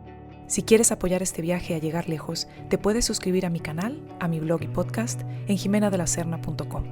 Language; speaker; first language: Spanish; native; Spanish